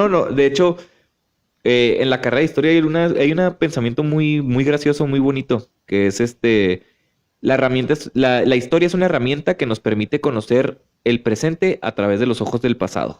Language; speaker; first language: Spanish; native; Spanish